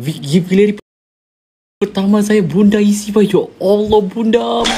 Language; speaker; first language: Malay; native; Malay